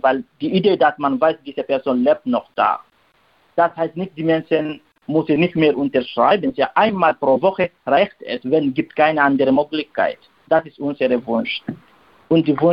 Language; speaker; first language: German; non-native, learner; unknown